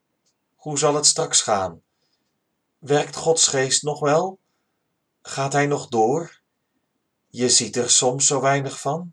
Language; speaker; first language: Dutch; native; Dutch